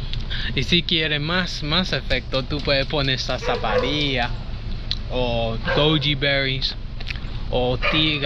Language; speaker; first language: Spanish; non-native, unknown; English